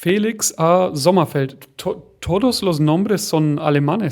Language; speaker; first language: Spanish; non-native, fluent; German